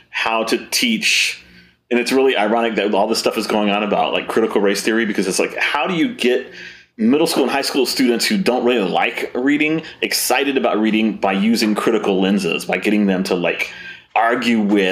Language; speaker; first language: English; native; English